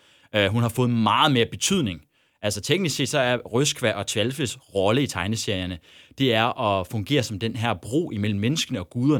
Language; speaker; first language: Danish; native; Danish